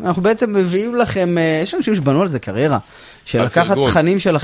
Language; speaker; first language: Hebrew; native; Hebrew